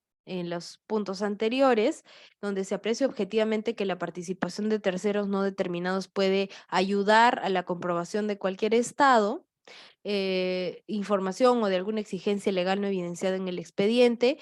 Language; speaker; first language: Spanish; native; Spanish